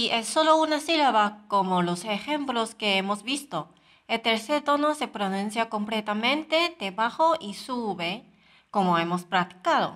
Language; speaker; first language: Spanish; non-native, fluent; Chinese